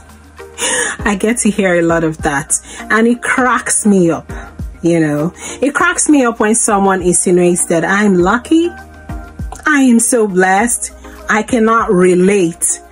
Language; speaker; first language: English; non-native, local second language; Igbo